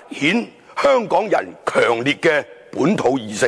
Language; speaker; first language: Chinese; non-native, local second language; Cantonese